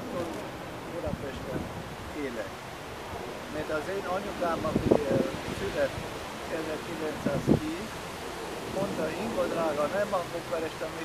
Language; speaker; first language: Hungarian; early bilingual, heritage; Hungarian